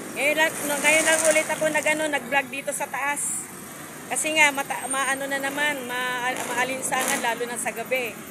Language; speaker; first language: Filipino; non-native, local second language; Iloko